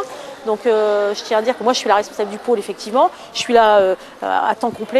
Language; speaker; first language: French; native; French